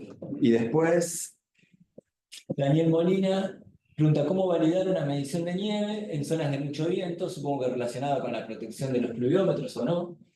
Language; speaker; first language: Spanish; native; Spanish